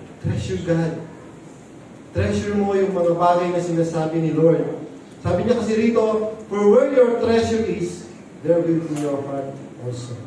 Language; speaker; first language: Filipino; non-native, local second language; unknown